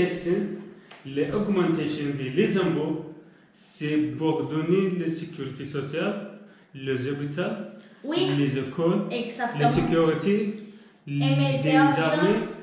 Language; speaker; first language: French; non-native, learner; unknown